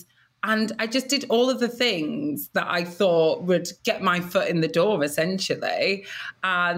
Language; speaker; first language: English; native; English